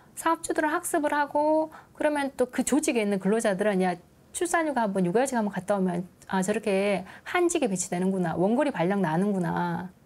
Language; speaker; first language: Korean; native; Korean